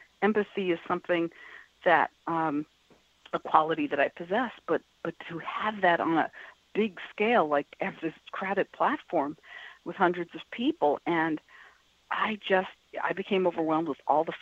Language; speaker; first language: English; native; English